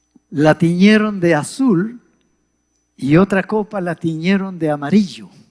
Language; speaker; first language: Spanish; native; Spanish